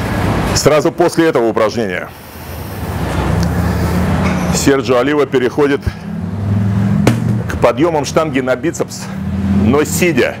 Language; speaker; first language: Russian; native; Russian